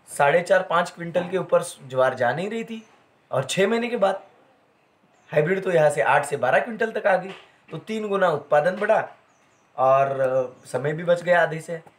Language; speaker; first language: Hindi; non-native, local second language; Marathi